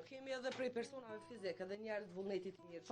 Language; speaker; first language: Albanian; native; Albanian